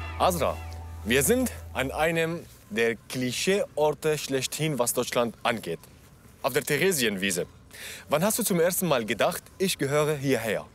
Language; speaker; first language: German; non-native, fluent; Arabic